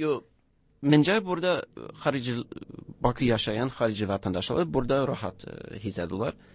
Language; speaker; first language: Turkish; non-native, learner; English